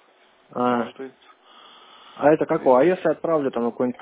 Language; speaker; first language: Russian; native; Russian